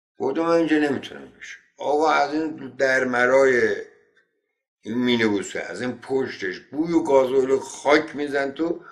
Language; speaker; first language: Persian; non-native, local second language; Azerbaijani